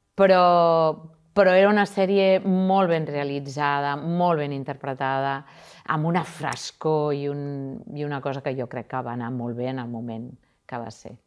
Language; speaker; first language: Catalan; native; Catalan